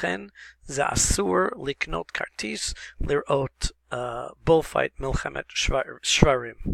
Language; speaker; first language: Hebrew; non-native, fluent; English